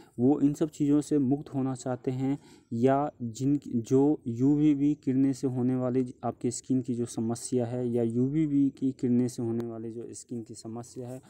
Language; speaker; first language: Hindi; native; Hindi